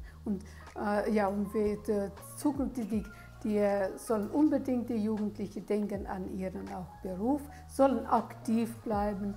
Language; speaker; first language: German; early bilingual, heritage; German